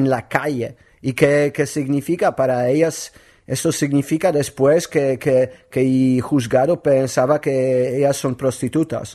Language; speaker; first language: Spanish; non-native, learner; Polish